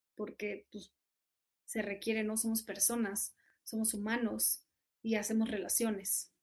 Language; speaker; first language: Spanish; native; Spanish